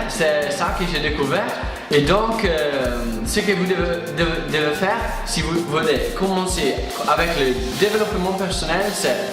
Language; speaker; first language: French; non-native, fluent; Italian